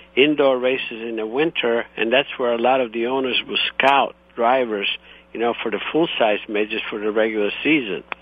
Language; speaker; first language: English; non-native, fluent; Croatian